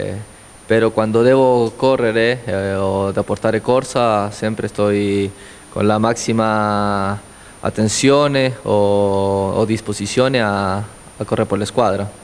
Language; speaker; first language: Italian; non-native, learner; Spanish